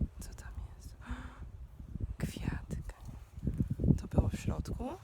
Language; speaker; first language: Polish; non-native, learner; English